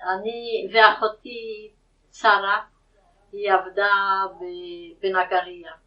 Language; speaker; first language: Hebrew; non-native, fluent; Yiddish